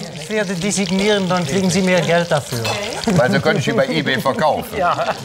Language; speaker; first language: German; non-native, fluent; Dutch